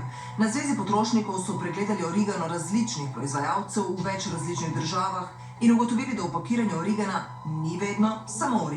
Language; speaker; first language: Slovenian; native; Slovenian